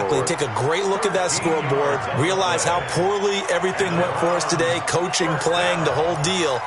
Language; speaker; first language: English; native; English